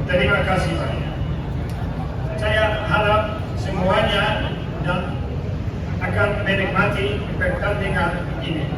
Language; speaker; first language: Indonesian; non-native, learner; Dutch